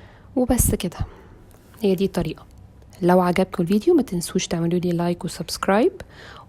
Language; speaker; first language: Arabic; native; Arabic